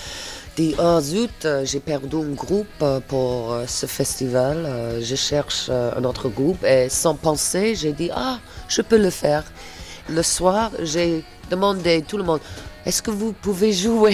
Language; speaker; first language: French; non-native, fluent; English